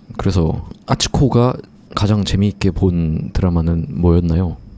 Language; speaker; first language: Korean; native; Korean